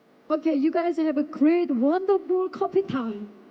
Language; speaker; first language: English; non-native, learner; Korean